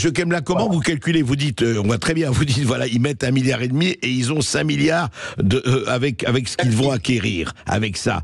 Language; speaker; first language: French; native; French